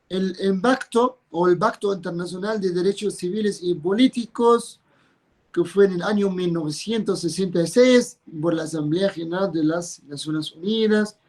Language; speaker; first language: Spanish; non-native, fluent; Arabic